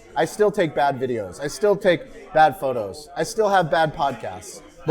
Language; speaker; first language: English; native; English